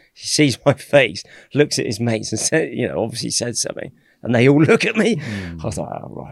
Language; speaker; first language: English; native; English